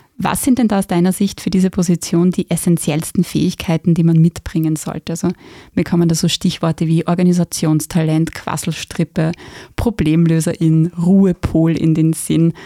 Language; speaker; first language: German; native; German